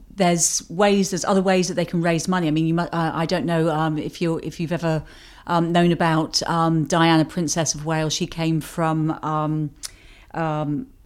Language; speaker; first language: English; native; English